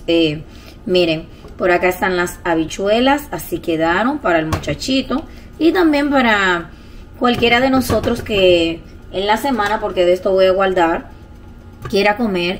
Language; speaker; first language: Spanish; native; Spanish